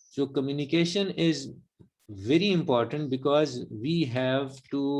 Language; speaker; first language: English; non-native, local second language; Urdu